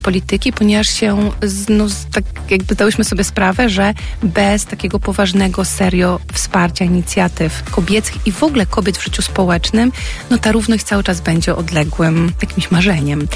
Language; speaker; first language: Polish; native; Polish